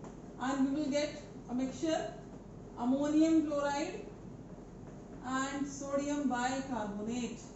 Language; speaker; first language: English; non-native, local second language; Hindi